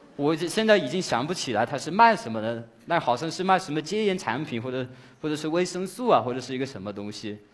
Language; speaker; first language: Chinese; non-native, fluent; English